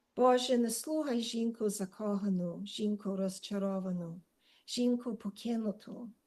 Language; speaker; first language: Ukrainian; early bilingual, heritage; Ukrainian